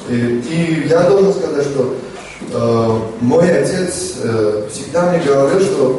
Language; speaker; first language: Russian; non-native, fluent; Georgian